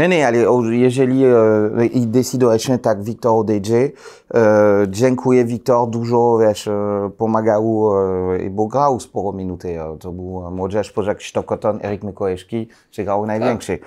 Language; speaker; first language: Polish; non-native, learner; French